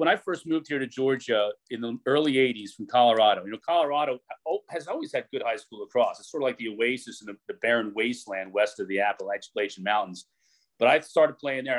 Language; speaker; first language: English; native; English